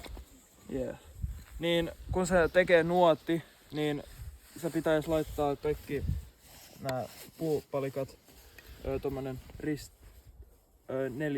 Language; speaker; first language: Finnish; non-native, local second language; Swedish